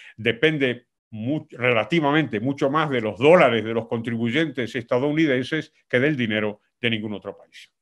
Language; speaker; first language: Spanish; native; Spanish